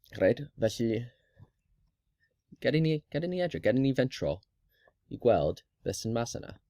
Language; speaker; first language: Welsh; non-native, learner; English